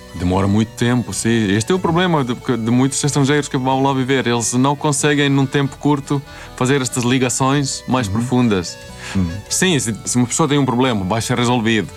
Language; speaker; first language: Portuguese; non-native, fluent; Swedish